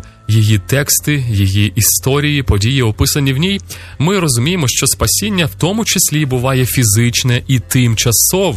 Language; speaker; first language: Ukrainian; native; Ukrainian